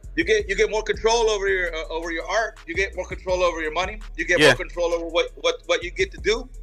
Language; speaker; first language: English; native; English